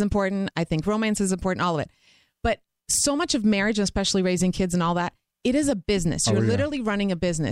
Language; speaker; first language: English; non-native, fluent; Croatian